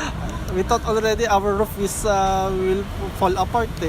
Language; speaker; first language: English; non-native, learner; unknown